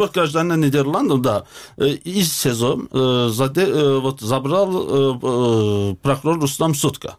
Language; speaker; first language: Russian; non-native, learner; Azerbaijani